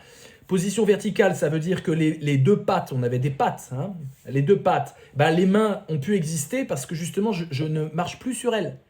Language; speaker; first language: French; native; French